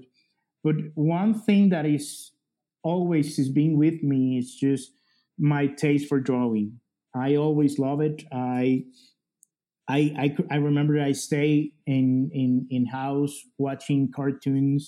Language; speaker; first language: English; non-native, fluent; Spanish